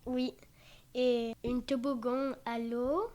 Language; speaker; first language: French; non-native, learner; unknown